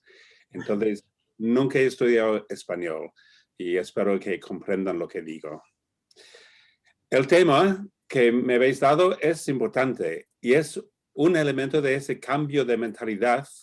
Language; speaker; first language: Spanish; non-native, fluent; English